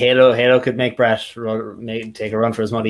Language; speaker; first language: English; native; English